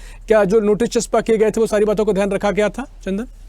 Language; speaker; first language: Hindi; native; Hindi